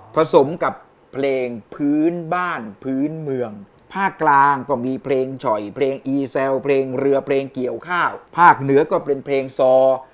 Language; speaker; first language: Thai; native; Thai